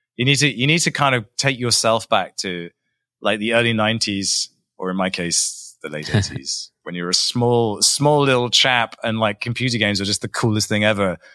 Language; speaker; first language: English; native; English